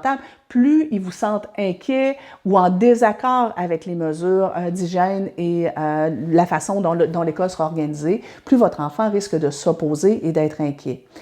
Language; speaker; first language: French; native; French